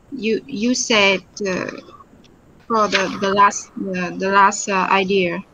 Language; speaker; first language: English; non-native, fluent; Vietnamese